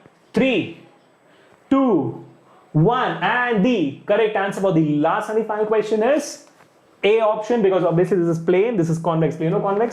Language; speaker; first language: English; non-native, local second language; Hindi